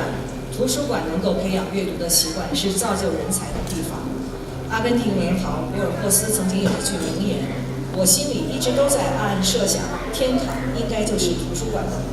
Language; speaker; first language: Chinese; native; Chinese